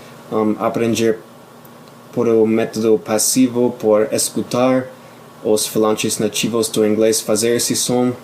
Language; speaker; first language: Portuguese; non-native, fluent; English